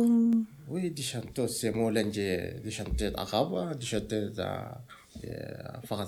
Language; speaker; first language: French; non-native, learner; Arabic